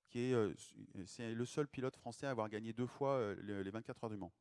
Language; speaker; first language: French; native; French